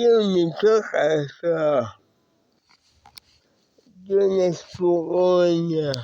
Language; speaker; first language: Russian; non-native, local second language; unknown